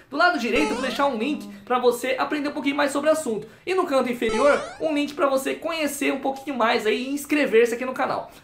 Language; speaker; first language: Portuguese; native; Portuguese